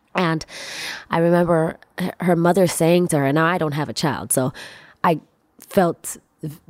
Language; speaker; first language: English; non-native, local second language; Swahili